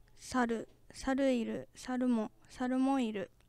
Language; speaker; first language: Japanese; native; Japanese